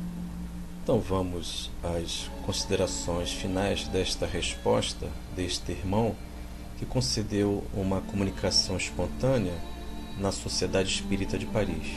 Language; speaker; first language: Portuguese; native; Portuguese